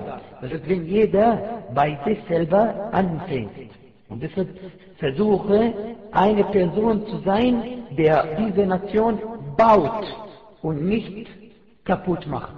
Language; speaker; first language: German; non-native, fluent; Arabic